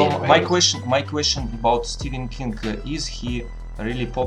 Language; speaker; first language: English; non-native, learner; Russian